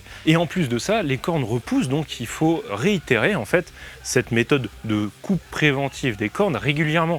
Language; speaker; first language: French; native; French